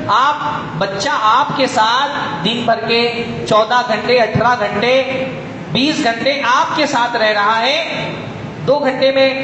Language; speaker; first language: Urdu; native; Urdu